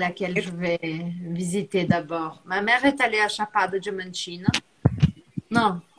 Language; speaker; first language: French; non-native, fluent; Portuguese